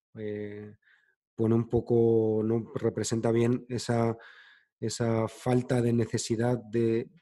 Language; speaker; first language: Spanish; native; Spanish